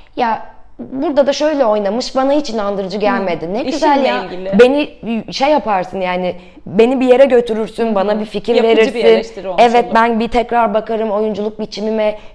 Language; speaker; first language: Turkish; native; Turkish